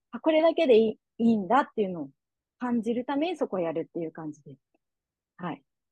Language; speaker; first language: Japanese; native; Japanese